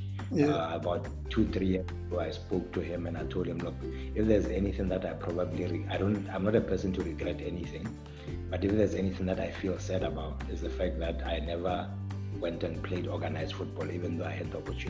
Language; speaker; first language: English; non-native, local second language; Tswana